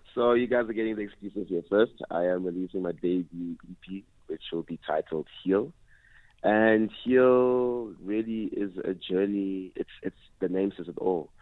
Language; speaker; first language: English; non-native, local second language; Xhosa